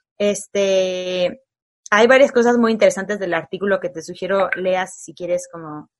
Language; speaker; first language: Spanish; native; Spanish